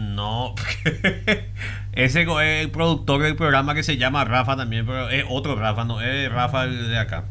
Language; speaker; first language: Spanish; native; Spanish